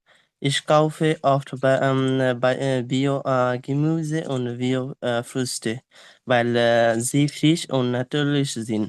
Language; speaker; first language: German; non-native, learner; Bangla